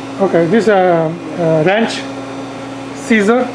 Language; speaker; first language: English; non-native, learner; Bangla